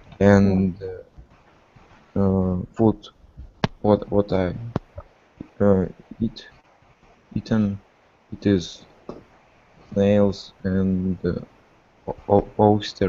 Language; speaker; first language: English; non-native, learner; Russian